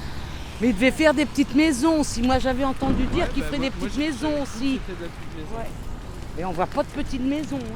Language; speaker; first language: French; native; French